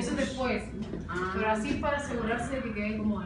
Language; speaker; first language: Spanish; native; Spanish